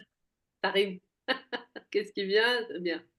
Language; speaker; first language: French; non-native, fluent; Hebrew